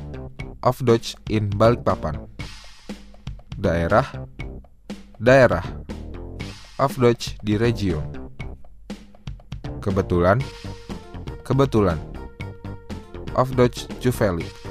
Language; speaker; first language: German; non-native, fluent; Indonesian